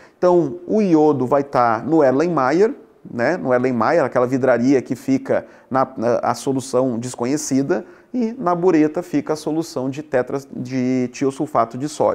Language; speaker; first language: Portuguese; native; Portuguese